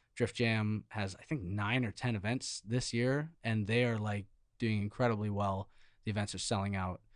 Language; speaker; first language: English; native; English